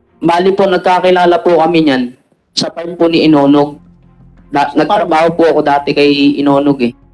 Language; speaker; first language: Filipino; native; Filipino